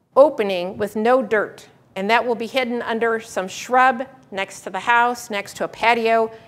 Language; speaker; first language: English; native; English